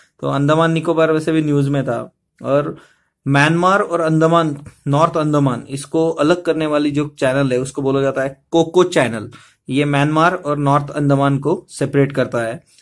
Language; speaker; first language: Hindi; non-native, local second language; Marathi